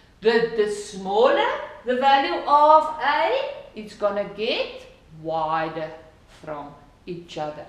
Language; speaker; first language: English; non-native, local second language; Afrikaans